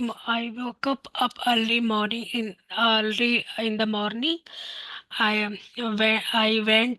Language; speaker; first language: English; non-native, learner; Hindi